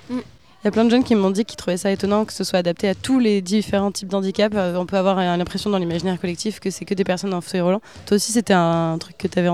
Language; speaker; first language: French; native; French